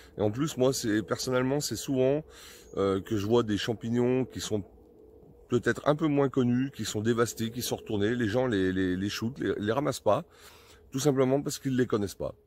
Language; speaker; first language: French; native; French